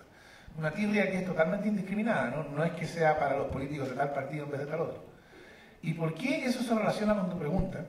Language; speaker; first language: Spanish; native; Spanish